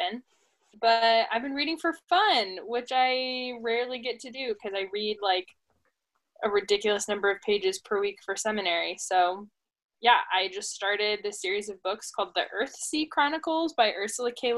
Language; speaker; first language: English; native; English